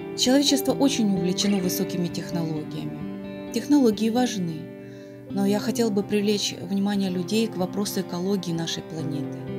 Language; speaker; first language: Russian; native; Russian